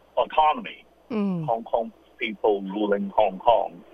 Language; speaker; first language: English; non-native, local second language; Cantonese